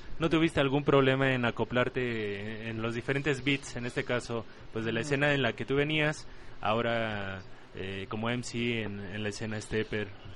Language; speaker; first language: Spanish; native; Spanish